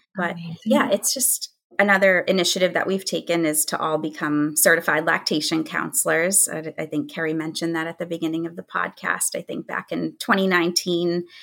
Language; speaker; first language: English; native; English